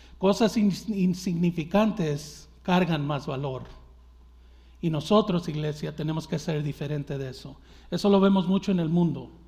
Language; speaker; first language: Spanish; early bilingual, heritage; Spanish